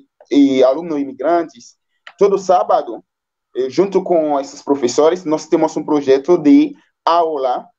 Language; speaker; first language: Portuguese; non-native, fluent; Haitian Creole